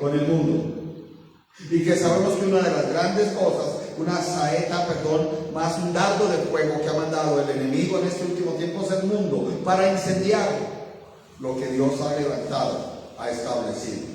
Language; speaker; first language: Spanish; native; Spanish